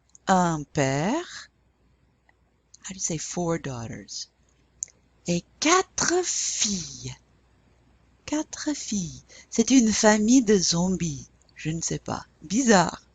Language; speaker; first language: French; non-native, fluent; English